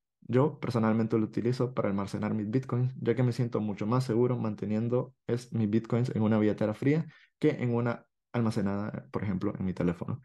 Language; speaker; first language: Spanish; native; Spanish